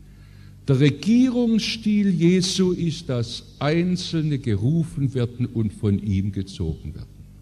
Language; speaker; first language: German; native; German